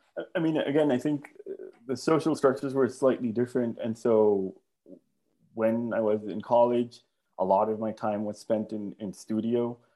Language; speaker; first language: English; non-native, fluent; Spanish